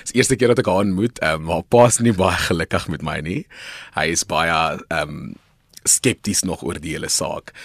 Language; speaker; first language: Afrikaans; non-native, local second language; Northern Sotho